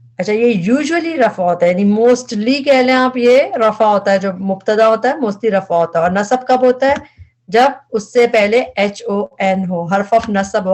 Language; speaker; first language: Urdu; native; Urdu